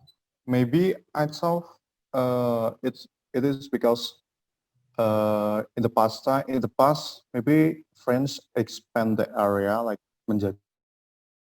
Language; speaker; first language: English; non-native, learner; Indonesian